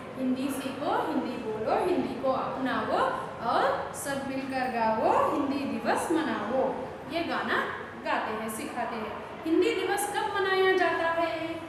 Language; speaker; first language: Hindi; non-native, local second language; Telugu